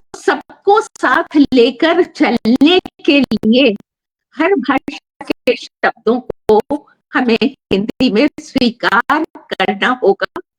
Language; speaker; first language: Hindi; native; Hindi